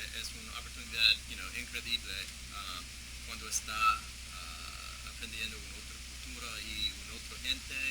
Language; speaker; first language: Spanish; non-native, learner; English